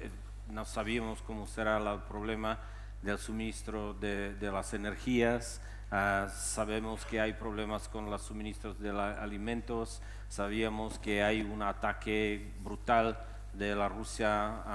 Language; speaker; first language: Spanish; non-native, fluent; Czech